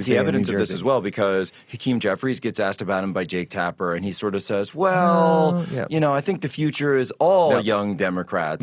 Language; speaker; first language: English; native; English